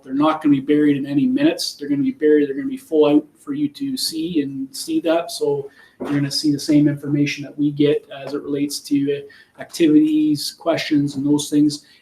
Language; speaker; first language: English; native; English